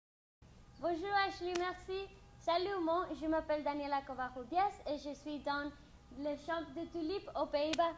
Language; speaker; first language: French; non-native, learner; Spanish